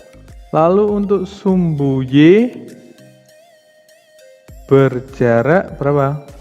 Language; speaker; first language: Indonesian; native; Indonesian